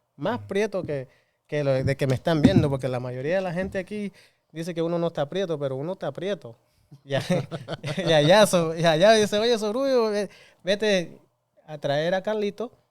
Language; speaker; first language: Spanish; early bilingual, other home language; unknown